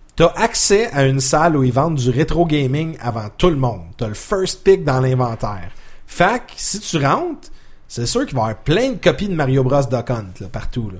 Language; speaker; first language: French; native; French